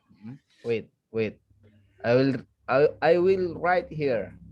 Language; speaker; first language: English; non-native, fluent; Indonesian